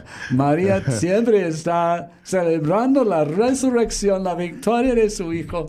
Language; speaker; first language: Spanish; non-native, fluent; English